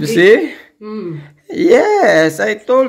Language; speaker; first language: English; non-native, local second language; Filipino